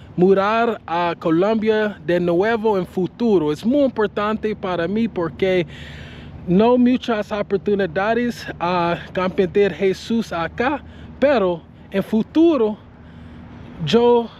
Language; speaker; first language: Spanish; non-native, learner; English